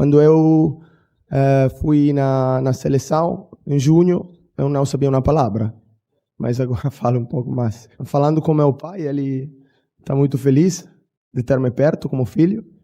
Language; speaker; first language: Portuguese; non-native, fluent; Italian